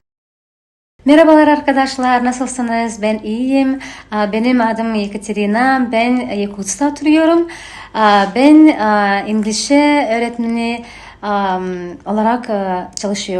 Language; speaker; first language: Turkish; non-native, learner; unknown